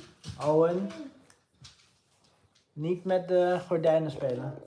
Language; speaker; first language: Dutch; non-native, fluent; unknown